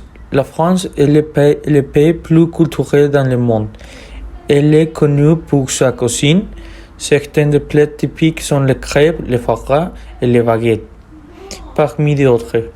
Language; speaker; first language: French; non-native, learner; Spanish